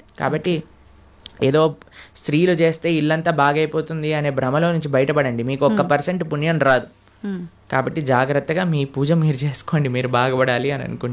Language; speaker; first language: Telugu; native; Telugu